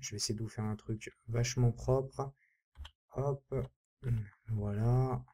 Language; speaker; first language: French; native; French